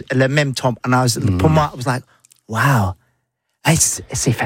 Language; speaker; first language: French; non-native, learner; English